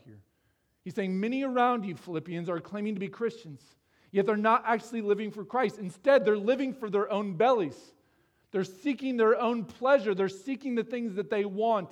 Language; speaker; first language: English; native; English